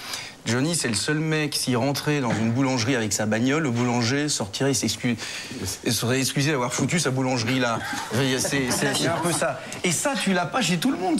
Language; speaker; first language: French; native; French